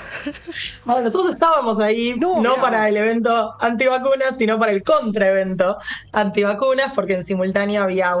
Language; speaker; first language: Spanish; native; Spanish